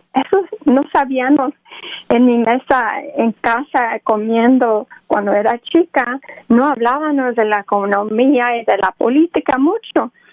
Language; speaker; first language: Spanish; early bilingual, heritage; Spanish